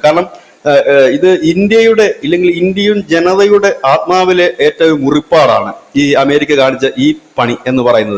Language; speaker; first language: Malayalam; native; Malayalam